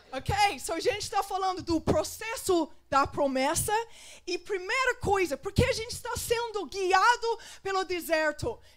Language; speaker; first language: Portuguese; non-native, fluent; English